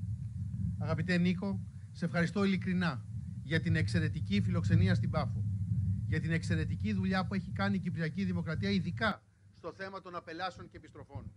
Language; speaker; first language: Greek; native; Greek